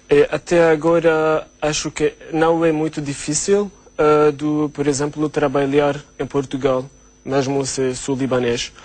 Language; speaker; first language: Portuguese; non-native, learner; Arabic